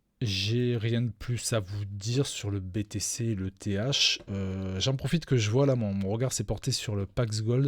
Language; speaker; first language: French; native; French